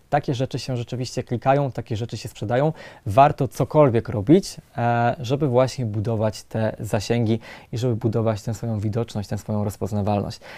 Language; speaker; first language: Polish; native; Polish